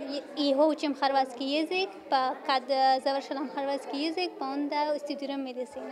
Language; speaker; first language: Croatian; non-native, learner; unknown